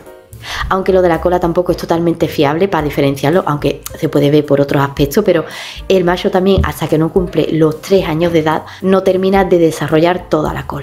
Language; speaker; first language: Spanish; native; Spanish